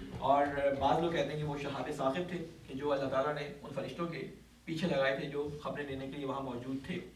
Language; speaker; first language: Urdu; native; Urdu